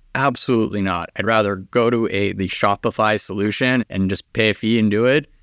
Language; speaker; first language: English; native; English